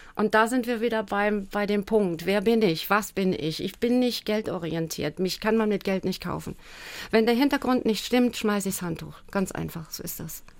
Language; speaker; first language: German; native; German